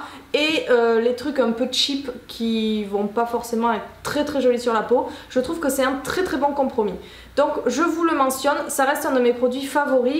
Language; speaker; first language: French; native; French